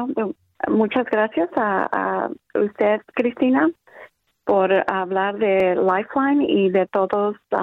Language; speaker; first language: Spanish; early bilingual, other home language; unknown